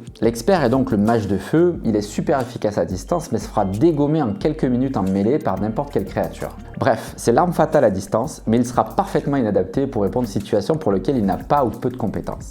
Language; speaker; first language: French; native; French